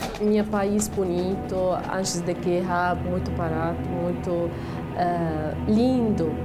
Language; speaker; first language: Portuguese; non-native, learner; Arabic